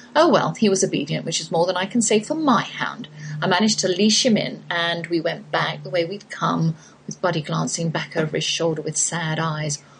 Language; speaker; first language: English; native; English